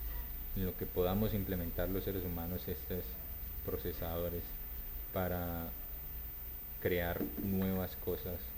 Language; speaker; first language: Spanish; native; Spanish